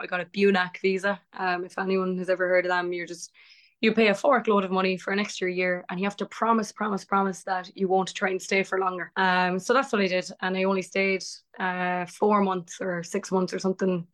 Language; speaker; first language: English; native; English